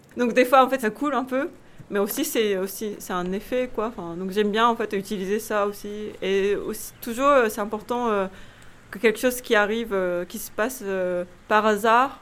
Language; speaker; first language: French; non-native, fluent; Japanese